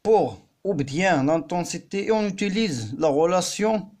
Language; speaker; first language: French; non-native, local second language; Arabic